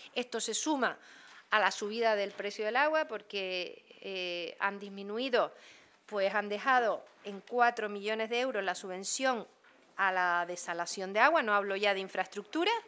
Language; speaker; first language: Spanish; native; Spanish